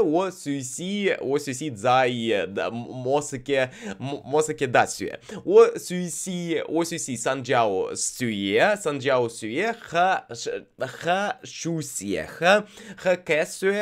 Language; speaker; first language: Chinese; non-native, learner; Russian